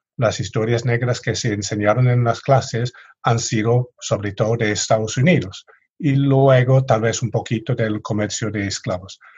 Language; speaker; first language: Spanish; non-native, fluent; English